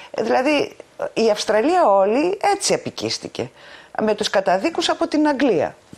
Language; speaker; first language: Greek; native; Greek